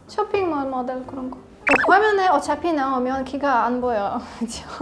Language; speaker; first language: Korean; non-native, learner; Polish